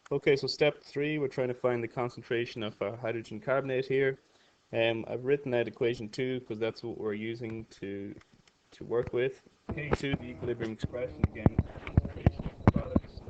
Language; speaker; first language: English; native; English